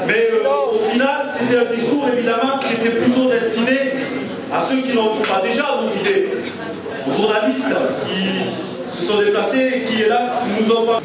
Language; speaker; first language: French; native; French